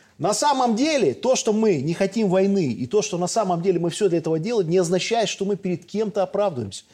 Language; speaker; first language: Russian; native; Russian